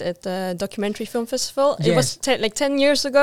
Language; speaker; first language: English; non-native, fluent; Dutch